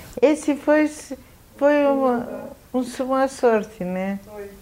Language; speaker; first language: Portuguese; non-native, fluent; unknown